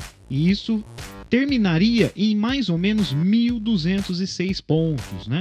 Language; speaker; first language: Portuguese; native; Portuguese